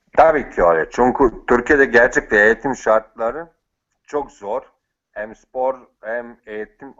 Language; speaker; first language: Turkish; non-native, fluent; Bosnian